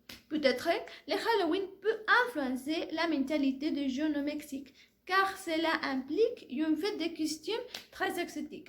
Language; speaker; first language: French; non-native, learner; Spanish